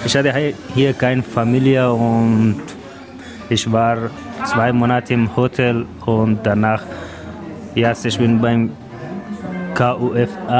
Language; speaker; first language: German; non-native, learner; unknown